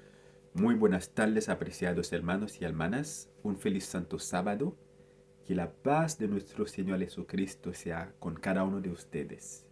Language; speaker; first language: Spanish; non-native, fluent; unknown